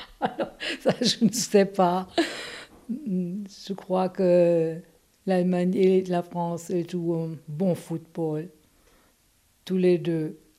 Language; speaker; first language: French; non-native, fluent; German